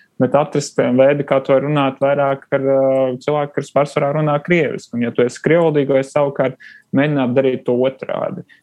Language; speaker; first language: Latvian; non-native, local second language; Russian